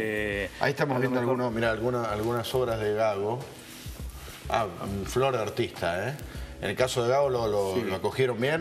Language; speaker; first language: Spanish; native; Spanish